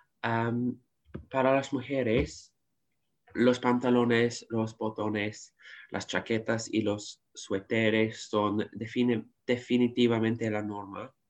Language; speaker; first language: Spanish; non-native, learner; English